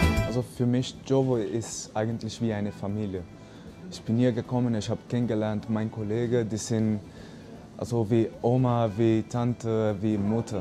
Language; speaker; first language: German; non-native, learner; Italian